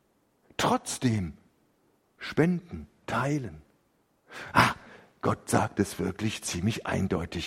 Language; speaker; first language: German; native; German